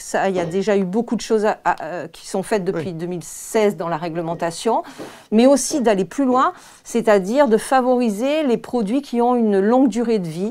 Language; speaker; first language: French; native; French